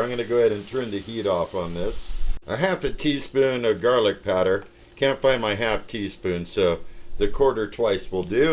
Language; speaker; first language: English; native; English